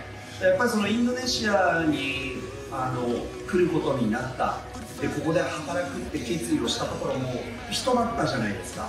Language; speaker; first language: Japanese; native; Japanese